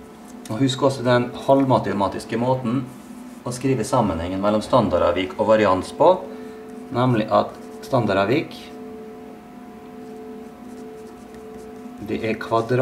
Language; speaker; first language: Norwegian; native; Norwegian